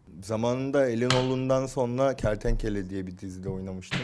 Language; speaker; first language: Turkish; non-native, fluent; Korean